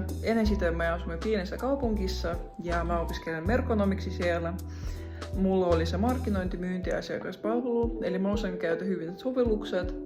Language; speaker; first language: Finnish; non-native, fluent; Russian